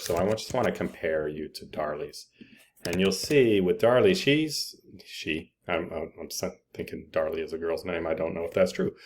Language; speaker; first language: English; native; English